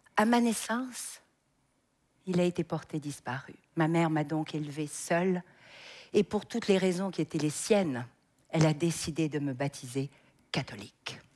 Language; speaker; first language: French; native; French